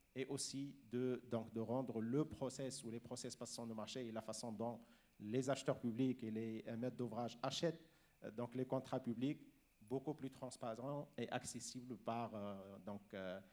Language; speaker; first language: French; non-native, local second language; Arabic